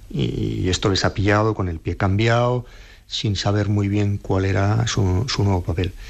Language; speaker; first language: Spanish; native; Spanish